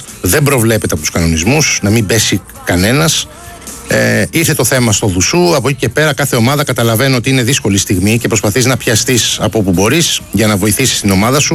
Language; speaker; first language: Greek; native; Greek